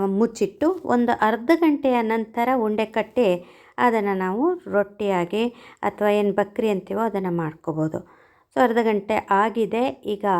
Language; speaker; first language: Kannada; non-native, local second language; Konkani